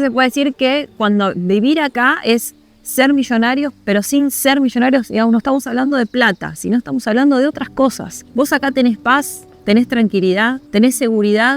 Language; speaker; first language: Spanish; native; Spanish